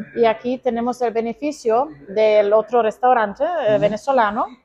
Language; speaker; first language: Spanish; non-native, fluent; Croatian